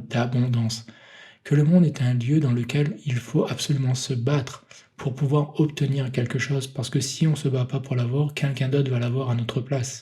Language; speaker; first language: French; native; French